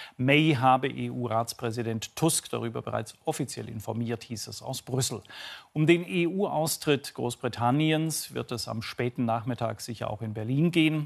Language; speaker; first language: German; native; German